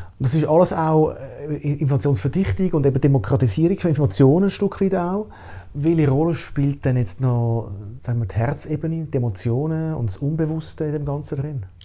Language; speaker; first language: German; native; German